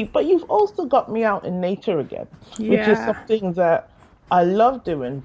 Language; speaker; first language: English; non-native, local second language; Yoruba